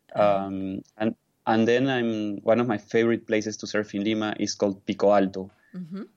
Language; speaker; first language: English; non-native, fluent; Spanish